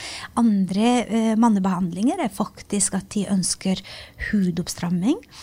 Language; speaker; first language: Norwegian; early bilingual, other home language; Albanian